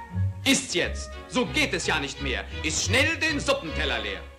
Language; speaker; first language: German; native; German